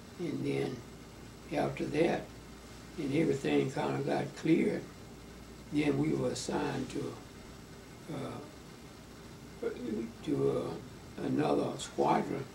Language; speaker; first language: English; native; English